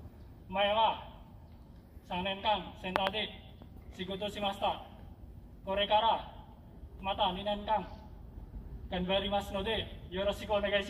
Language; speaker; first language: Japanese; non-native, learner; Indonesian